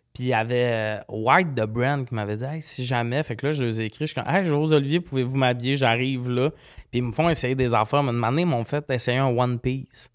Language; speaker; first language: French; native; French